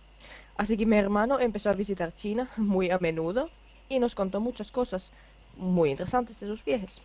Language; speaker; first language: Spanish; non-native, fluent; Finnish